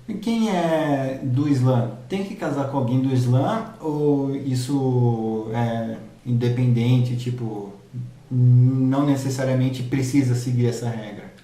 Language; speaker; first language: Portuguese; native; Portuguese